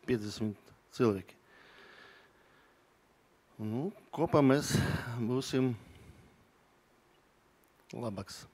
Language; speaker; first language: Latvian; non-native, learner; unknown